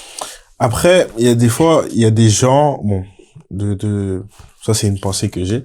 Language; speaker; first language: French; native; French